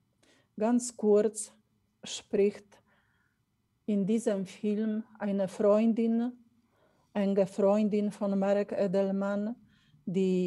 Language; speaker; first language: German; non-native, fluent; Polish